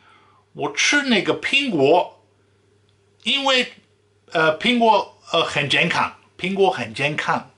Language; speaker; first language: Chinese; non-native, fluent; Dutch